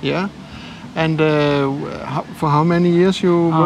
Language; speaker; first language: English; non-native, learner; Swedish